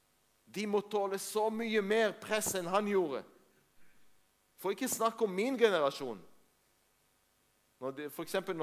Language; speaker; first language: Norwegian; non-native, fluent; Hebrew